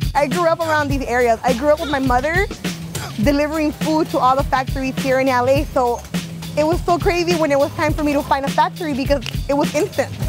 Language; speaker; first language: English; native; English